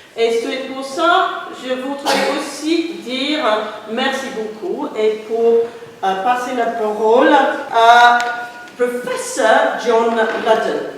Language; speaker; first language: French; non-native, fluent; English